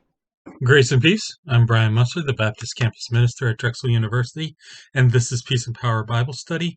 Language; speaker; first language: English; native; English